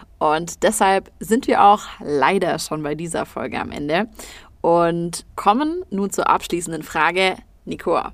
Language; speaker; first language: German; native; German